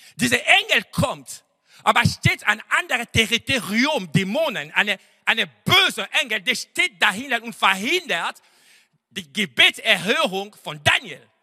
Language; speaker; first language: German; non-native, fluent; French